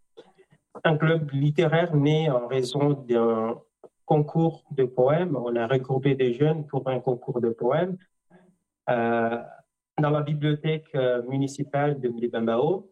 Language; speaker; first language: French; non-native, local second language; Comorian